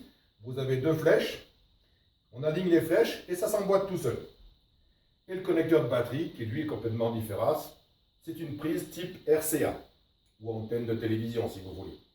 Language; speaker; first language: French; native; French